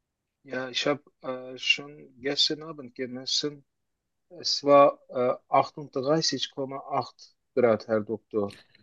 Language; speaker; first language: German; non-native, learner; Turkish